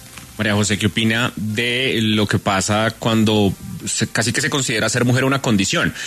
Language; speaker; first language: Spanish; native; Spanish